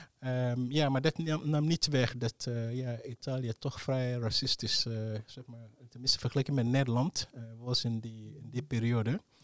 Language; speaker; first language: Dutch; non-native, fluent; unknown